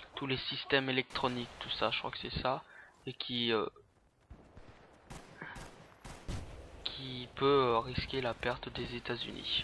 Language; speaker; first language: French; native; French